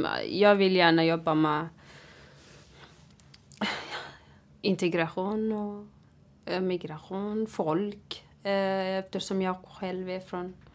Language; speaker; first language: Swedish; non-native, fluent; Tigrinya